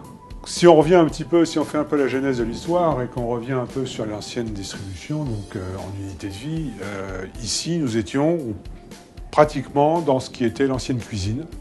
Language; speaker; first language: French; native; French